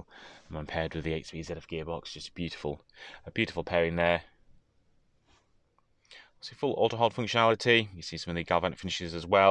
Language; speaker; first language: English; native; English